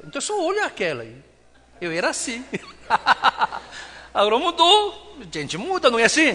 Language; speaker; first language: Portuguese; non-native, fluent; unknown